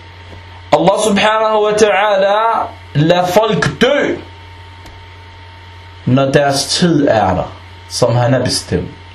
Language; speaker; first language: Danish; non-native, fluent; Arabic